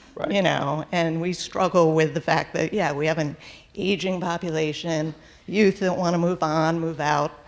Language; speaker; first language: English; native; English